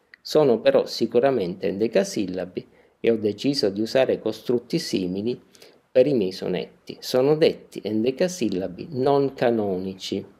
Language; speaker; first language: Italian; native; Italian